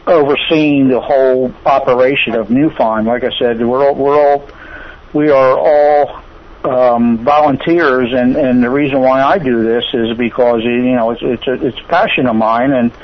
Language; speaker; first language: English; native; English